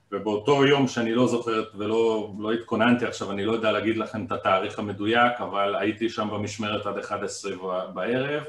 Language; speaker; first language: Hebrew; non-native, fluent; Hungarian